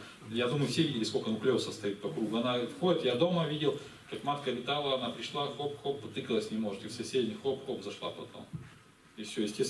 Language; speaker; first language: Russian; native; Russian